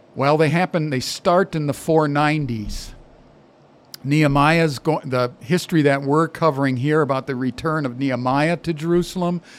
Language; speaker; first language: English; native; English